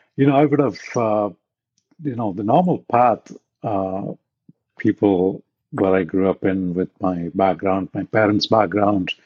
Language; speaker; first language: English; non-native, local second language; Tamil